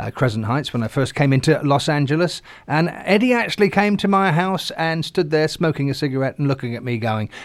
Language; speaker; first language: English; native; English